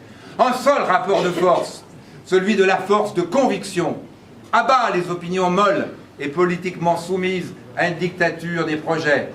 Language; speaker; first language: French; native; French